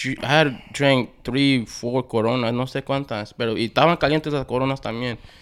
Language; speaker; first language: Spanish; early bilingual, heritage; Spanish